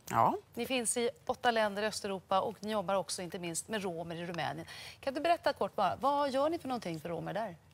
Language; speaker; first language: Swedish; native; Swedish